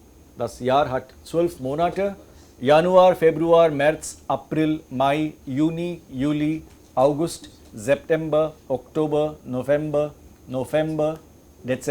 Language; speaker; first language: German; non-native, fluent; English